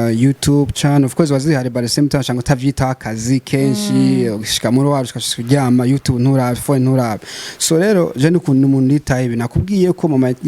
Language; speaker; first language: Rundi; early bilingual, heritage; Rundi